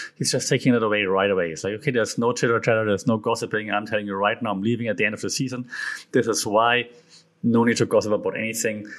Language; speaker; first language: English; non-native, fluent; German